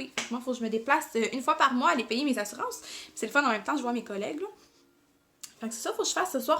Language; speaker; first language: French; native; French